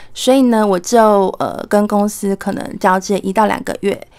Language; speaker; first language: Chinese; native; Chinese